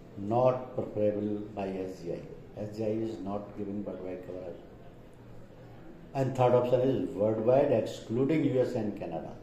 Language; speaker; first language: English; non-native, local second language; Hindi